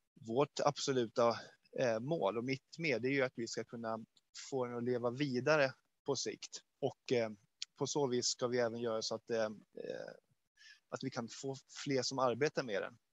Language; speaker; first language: Swedish; native; Swedish